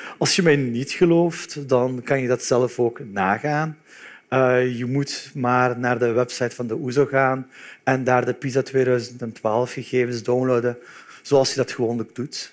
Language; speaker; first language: Dutch; early bilingual, other home language; Turkish